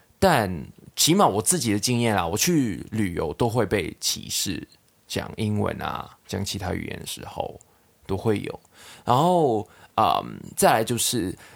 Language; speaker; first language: Chinese; non-native, local second language; Cantonese